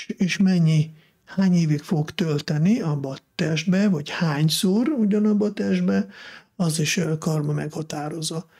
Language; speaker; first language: Hungarian; non-native, fluent; Russian